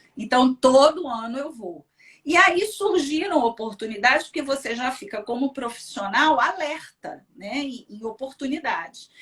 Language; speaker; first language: Portuguese; early bilingual, other home language; Spanish